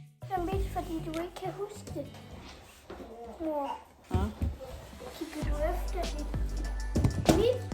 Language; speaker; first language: Danish; early bilingual, other home language; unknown